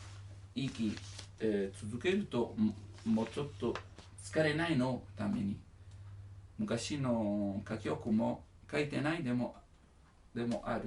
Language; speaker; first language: Japanese; non-native, learner; Italian